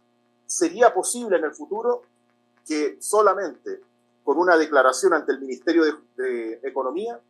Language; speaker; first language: Spanish; native; Spanish